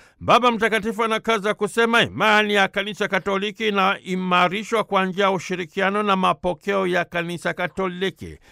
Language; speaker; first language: Swahili; native; Swahili